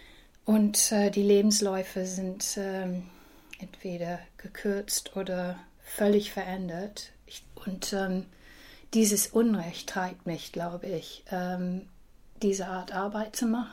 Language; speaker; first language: German; early bilingual, heritage; English